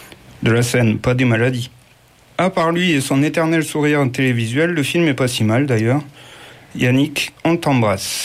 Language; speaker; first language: French; native; French